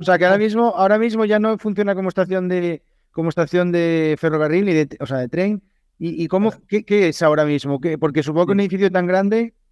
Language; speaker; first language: Spanish; native; Spanish